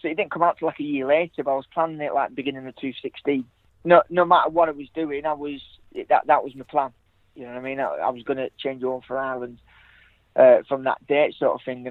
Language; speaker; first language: English; native; English